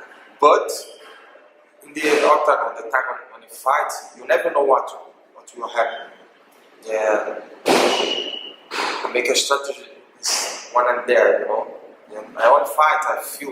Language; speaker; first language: English; non-native, learner; Portuguese